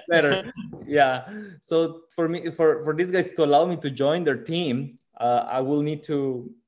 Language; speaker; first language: English; non-native, fluent; Spanish